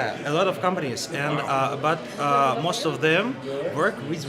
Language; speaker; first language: English; non-native, learner; Russian